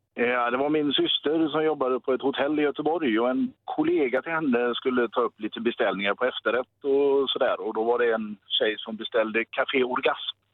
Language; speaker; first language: Swedish; non-native, fluent; Italian